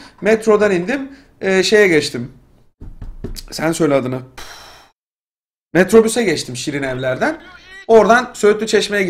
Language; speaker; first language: Turkish; native; Turkish